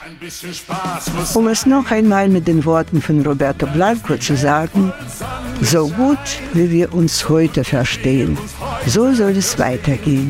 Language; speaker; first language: German; non-native, fluent; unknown